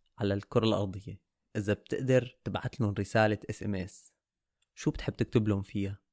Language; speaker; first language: Arabic; native; Arabic